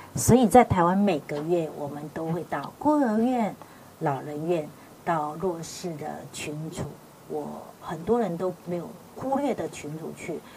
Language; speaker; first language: Chinese; native; Chinese